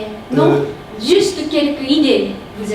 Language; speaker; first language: French; non-native, fluent; Japanese